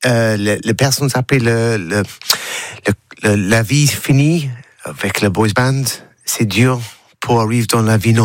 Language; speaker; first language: French; non-native, learner; English